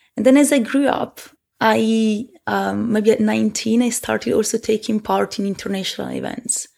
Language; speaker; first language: English; early bilingual, heritage; Italian